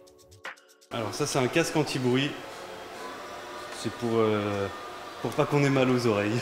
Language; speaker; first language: French; native; French